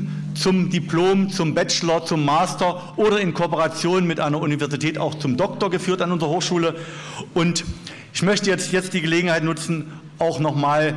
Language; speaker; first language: German; native; German